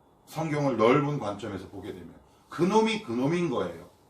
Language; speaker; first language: Korean; native; Korean